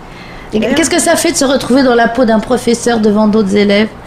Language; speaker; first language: French; native; French